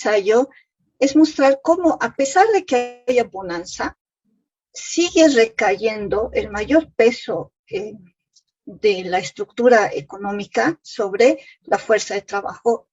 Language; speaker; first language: Spanish; native; Spanish